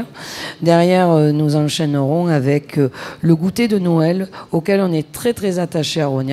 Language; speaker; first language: French; native; French